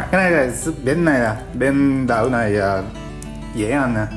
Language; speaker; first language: Vietnamese; non-native, learner; Japanese